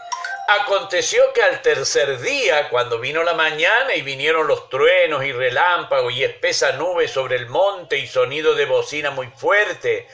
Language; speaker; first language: Spanish; native; Spanish